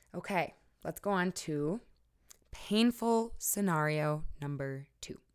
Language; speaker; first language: English; native; English